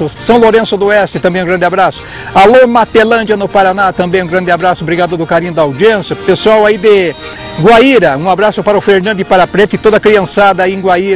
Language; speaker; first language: Portuguese; native; Portuguese